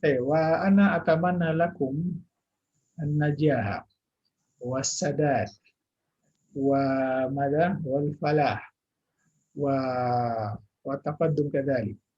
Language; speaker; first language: Arabic; non-native, fluent; Indonesian